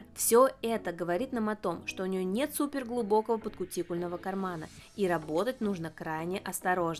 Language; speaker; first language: Russian; native; Russian